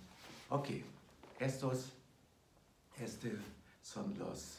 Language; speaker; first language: Spanish; non-native, fluent; German